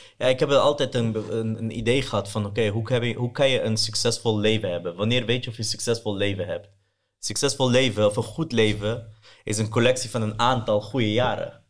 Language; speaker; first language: Dutch; early bilingual, other home language; Persian